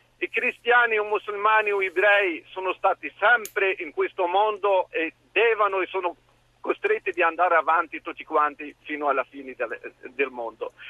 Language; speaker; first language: Italian; non-native, fluent; Arabic